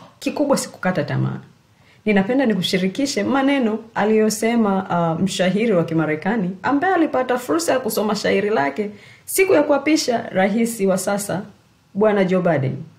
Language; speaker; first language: Swahili; native; Swahili